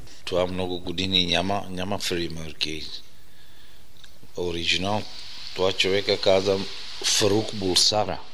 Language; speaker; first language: Bulgarian; non-native, learner; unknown